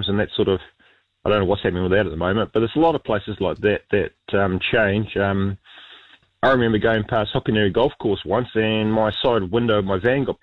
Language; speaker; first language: English; native; English